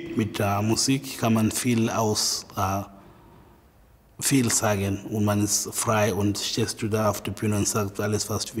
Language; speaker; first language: German; non-native, fluent; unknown